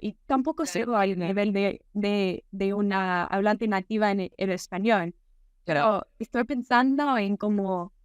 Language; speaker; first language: Spanish; non-native, fluent; English